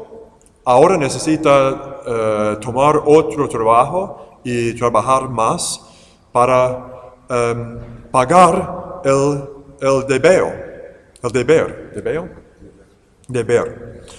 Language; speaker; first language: Spanish; non-native, fluent; English